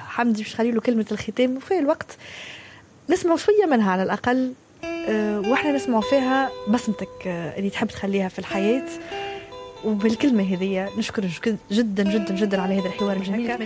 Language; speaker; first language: Arabic; native; Arabic